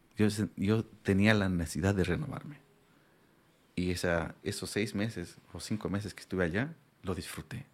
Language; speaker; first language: Spanish; non-native, local second language; Aymara